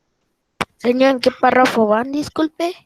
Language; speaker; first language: Spanish; native; Spanish